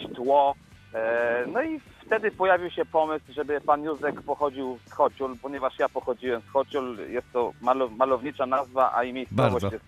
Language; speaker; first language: Polish; native; Polish